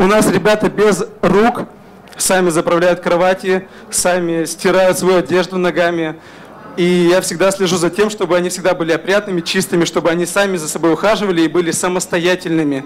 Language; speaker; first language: Russian; native; Russian